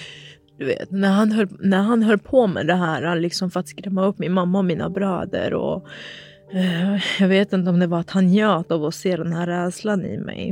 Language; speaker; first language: Swedish; native; Swedish